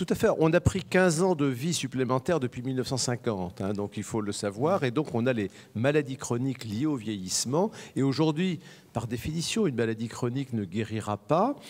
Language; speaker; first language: French; native; French